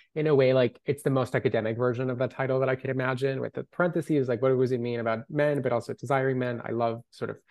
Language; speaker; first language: English; non-native, fluent; Spanish